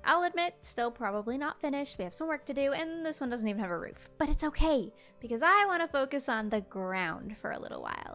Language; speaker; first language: English; native; English